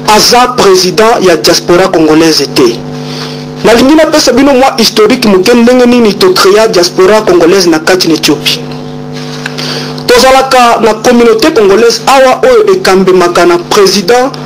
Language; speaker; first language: Lingala; native; Lingala